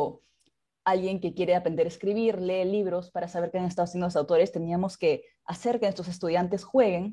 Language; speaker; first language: Spanish; native; Spanish